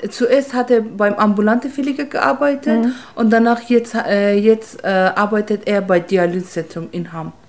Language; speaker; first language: German; non-native, fluent; Persian